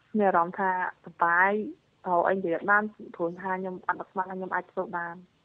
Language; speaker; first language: Khmer; native; Khmer